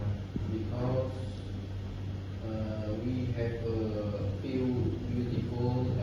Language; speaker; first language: English; non-native, learner; Indonesian